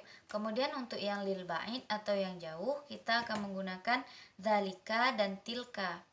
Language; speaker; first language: Indonesian; native; Indonesian